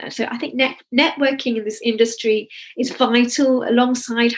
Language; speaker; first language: English; native; English